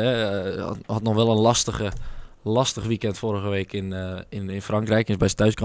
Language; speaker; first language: Dutch; native; Dutch